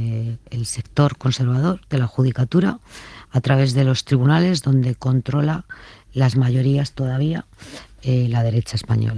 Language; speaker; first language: Spanish; native; Spanish